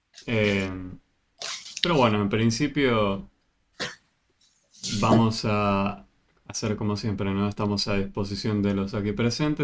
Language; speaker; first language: Spanish; native; Spanish